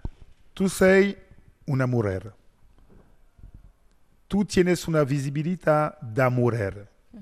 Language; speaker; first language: Spanish; non-native, learner; French